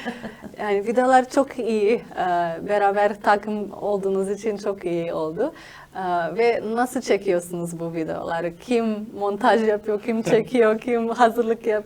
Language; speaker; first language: Turkish; non-native, fluent; Slovenian